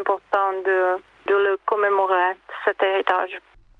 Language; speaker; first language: French; non-native, learner; Czech